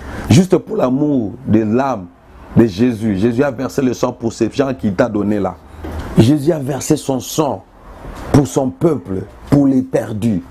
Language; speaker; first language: French; non-native, local second language; Lingala